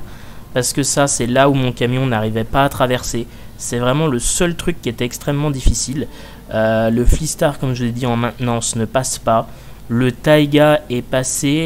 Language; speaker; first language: French; native; French